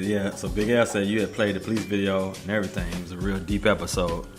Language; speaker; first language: English; native; English